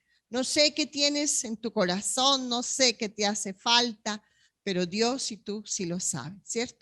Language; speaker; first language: Spanish; native; Spanish